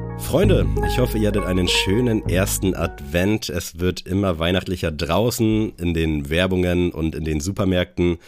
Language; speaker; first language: German; native; German